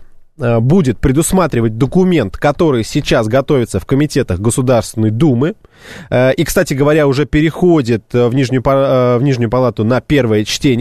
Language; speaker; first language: Russian; native; Russian